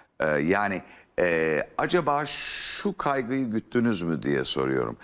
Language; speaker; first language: Turkish; native; Turkish